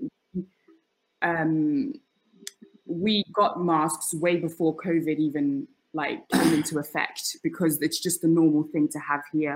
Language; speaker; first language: English; native; English